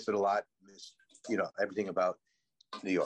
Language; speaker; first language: English; native; English